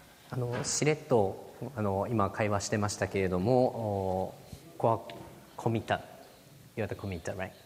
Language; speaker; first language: Japanese; native; Japanese